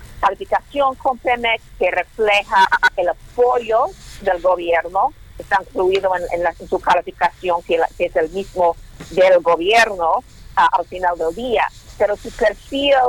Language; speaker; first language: Spanish; non-native, learner; English